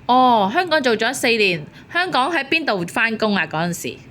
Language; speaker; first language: Cantonese; native; Cantonese